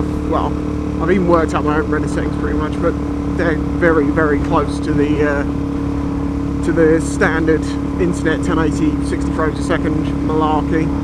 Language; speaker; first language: English; native; English